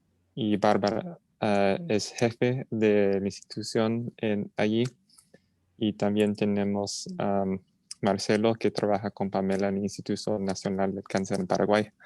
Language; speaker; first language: Spanish; non-native, fluent; English